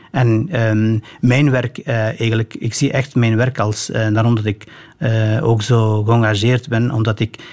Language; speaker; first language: Dutch; non-native, fluent; Albanian